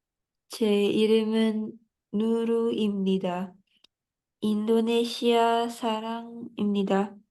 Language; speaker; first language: Korean; non-native, learner; Indonesian